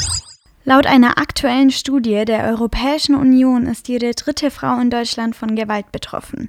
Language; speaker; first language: German; native; German